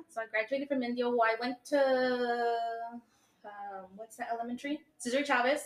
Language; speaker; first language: English; early bilingual, other home language; Spanish